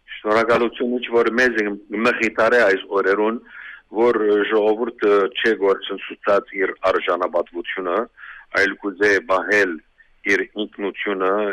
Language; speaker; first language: Armenian; early bilingual, heritage; Armenian